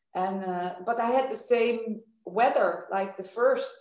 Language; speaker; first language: English; non-native, fluent; Dutch